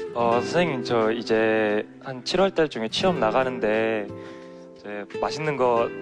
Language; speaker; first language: Korean; native; Korean